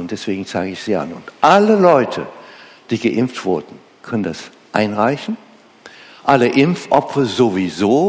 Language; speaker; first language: German; non-native, fluent; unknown